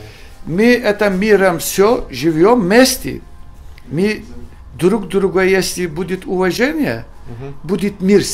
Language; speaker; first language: Russian; non-native, learner; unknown